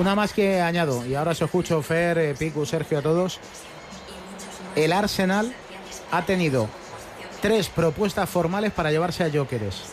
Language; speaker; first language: Spanish; native; Spanish